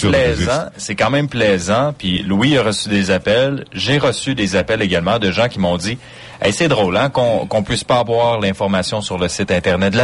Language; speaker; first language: French; native; French